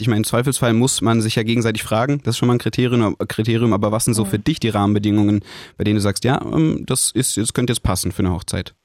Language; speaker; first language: German; native; German